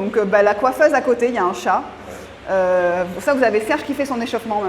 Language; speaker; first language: French; native; French